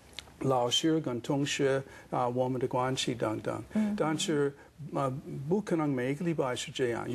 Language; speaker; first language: Chinese; non-native, fluent; English